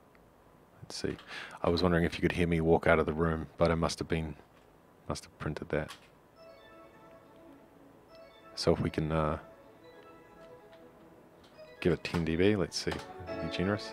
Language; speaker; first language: English; native; English